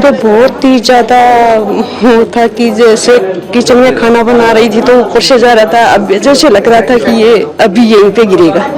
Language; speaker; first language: Hindi; native; Hindi